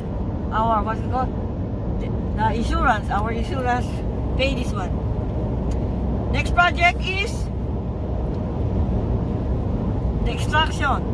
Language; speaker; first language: English; non-native, learner; Filipino